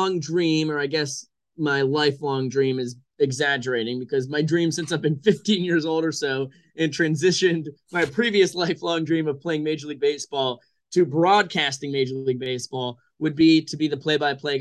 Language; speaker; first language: English; native; English